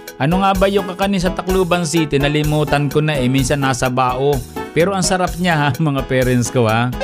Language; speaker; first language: Filipino; native; Filipino